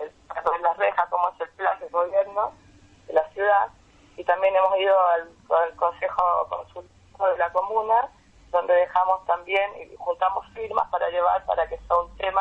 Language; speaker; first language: Spanish; native; Spanish